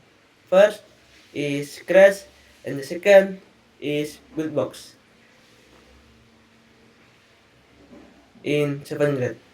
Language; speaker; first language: English; non-native, learner; Indonesian